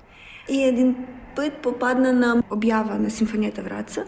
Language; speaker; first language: Bulgarian; non-native, learner; Russian